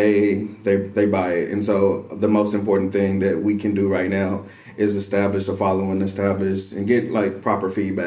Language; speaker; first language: English; native; English